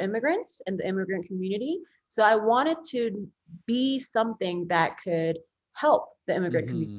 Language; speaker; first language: English; early bilingual, other home language; Korean